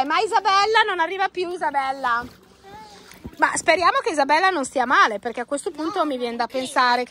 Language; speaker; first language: Italian; native; Italian